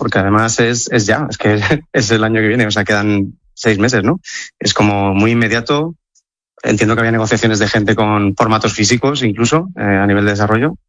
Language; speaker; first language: Spanish; native; Spanish